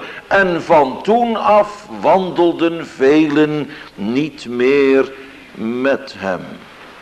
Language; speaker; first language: Dutch; native; Dutch